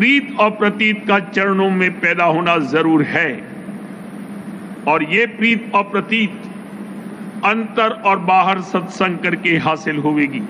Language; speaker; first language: Hindi; native; Hindi